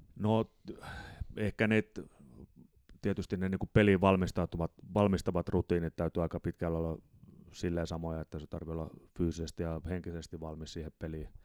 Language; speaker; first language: Finnish; native; Finnish